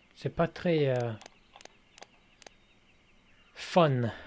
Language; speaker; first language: French; non-native, learner; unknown